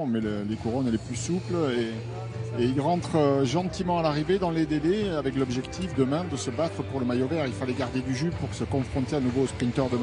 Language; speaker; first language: French; native; French